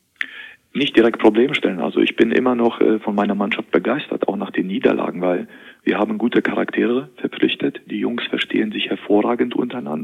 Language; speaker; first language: German; native; German